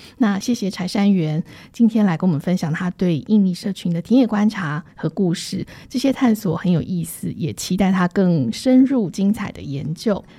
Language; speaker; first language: Chinese; native; Chinese